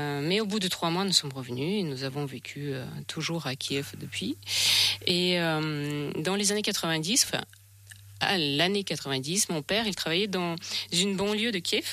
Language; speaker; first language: French; non-native, fluent; Russian